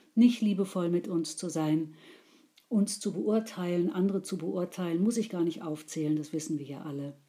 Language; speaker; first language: German; native; German